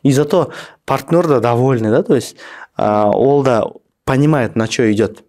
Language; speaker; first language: Russian; non-native, local second language; Kazakh